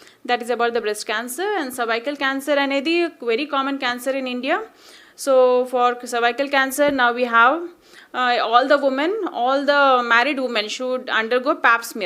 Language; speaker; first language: English; non-native, local second language; Telugu